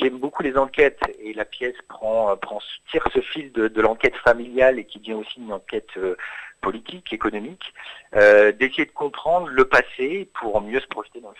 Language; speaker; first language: French; native; French